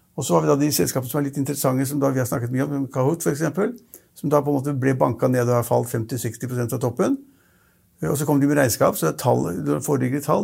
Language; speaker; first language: Norwegian; native; Norwegian